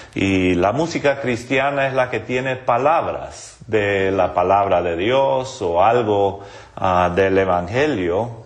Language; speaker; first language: Spanish; non-native, local second language; English